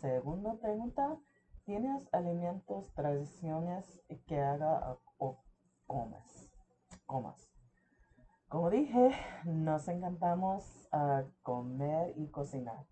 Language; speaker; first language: Spanish; early bilingual, heritage; English